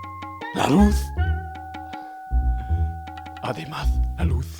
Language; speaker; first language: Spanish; non-native, learner; French